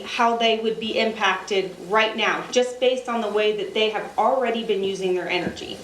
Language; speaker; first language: English; native; English